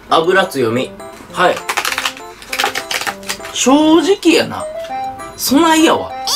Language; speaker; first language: Japanese; native; Japanese